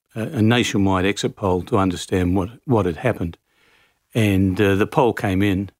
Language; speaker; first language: English; native; English